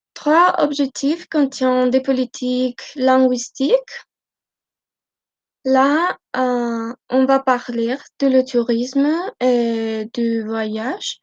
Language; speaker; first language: French; non-native, learner; Spanish